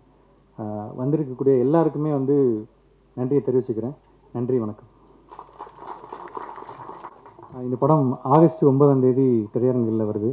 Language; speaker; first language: Tamil; native; Tamil